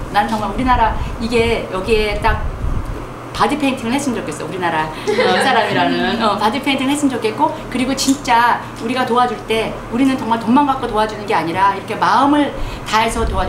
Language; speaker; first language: Korean; native; Korean